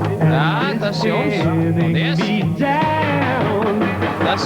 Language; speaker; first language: Latvian; native; Latvian